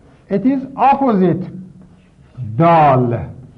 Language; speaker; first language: English; non-native, fluent; Persian